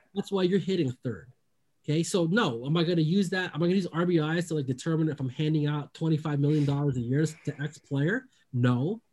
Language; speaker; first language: English; native; English